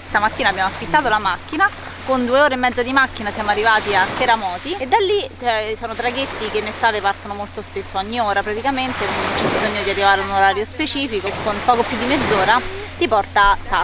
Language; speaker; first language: Italian; native; Italian